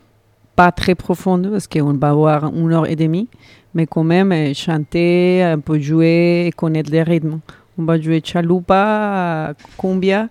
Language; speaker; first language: French; non-native, fluent; Spanish